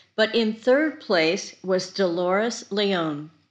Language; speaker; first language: English; native; English